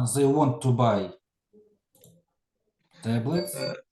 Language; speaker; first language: English; non-native, fluent; Ukrainian